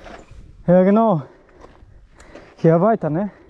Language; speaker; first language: German; non-native, learner; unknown